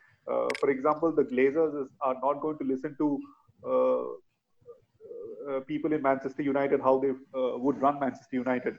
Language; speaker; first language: English; non-native, local second language; Bangla